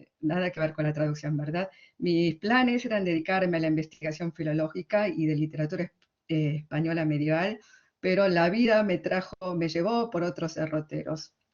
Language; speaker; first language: Spanish; early bilingual, other home language; Korean